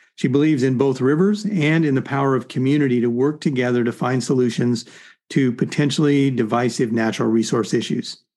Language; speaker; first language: English; native; English